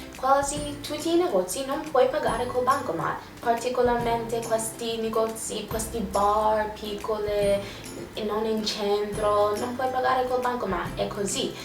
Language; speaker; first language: Italian; non-native, learner; English